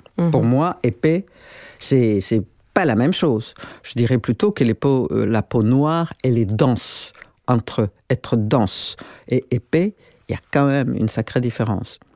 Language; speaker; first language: French; non-native, local second language; Rundi